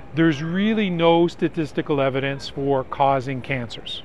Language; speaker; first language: English; native; English